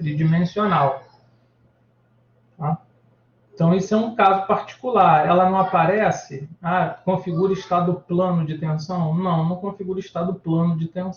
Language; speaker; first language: Portuguese; native; Portuguese